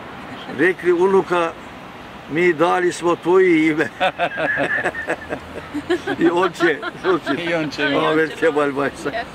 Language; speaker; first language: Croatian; early bilingual, heritage; Turkish